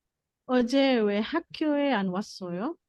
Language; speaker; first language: Korean; non-native, learner; Indonesian